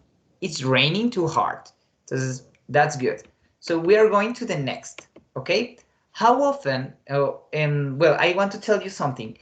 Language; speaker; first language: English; non-native, fluent; Spanish